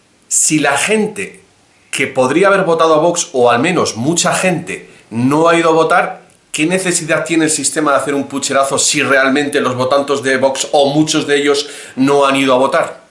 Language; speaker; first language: Spanish; native; Spanish